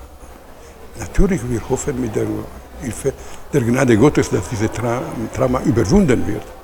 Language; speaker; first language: German; non-native, fluent; Italian